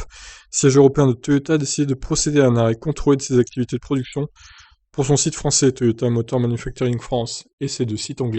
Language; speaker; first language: French; native; French